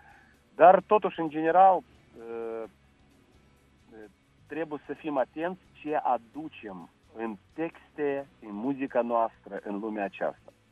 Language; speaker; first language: Romanian; non-native, local second language; Russian